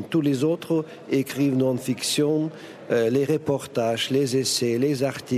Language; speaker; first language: French; non-native, fluent; Russian